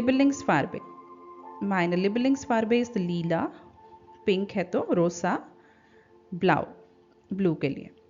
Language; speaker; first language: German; non-native, fluent; Hindi